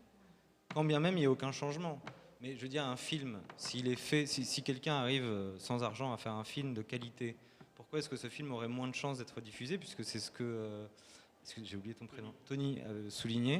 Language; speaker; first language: French; native; French